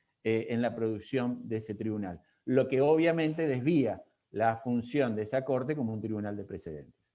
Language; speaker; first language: Spanish; native; Spanish